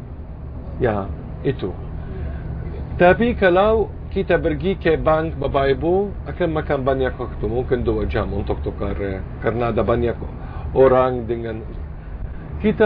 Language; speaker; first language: Indonesian; non-native, fluent; Arabic